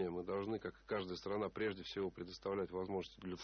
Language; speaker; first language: Russian; native; Russian